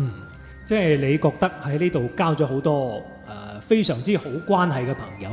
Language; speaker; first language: Chinese; non-native, local second language; Cantonese